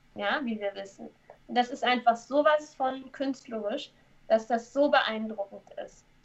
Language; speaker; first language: German; native; German